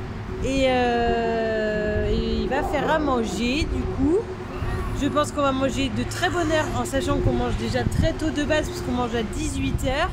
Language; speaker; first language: French; native; French